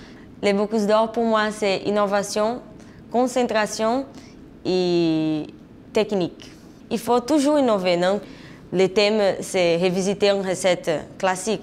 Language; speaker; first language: French; non-native, fluent; Portuguese